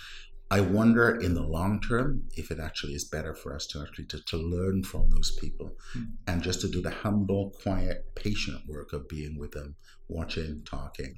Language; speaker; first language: English; non-native, local second language; Welsh